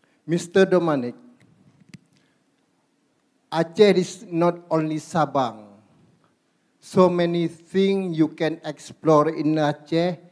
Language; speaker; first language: English; non-native, learner; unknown